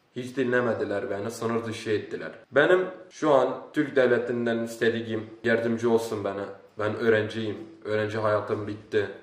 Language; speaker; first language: Turkish; early bilingual, other home language; Arabic